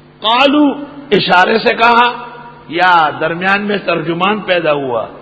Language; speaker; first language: Urdu; non-native, local second language; Pashto